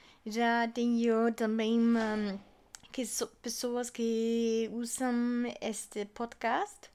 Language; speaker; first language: Portuguese; non-native, fluent; German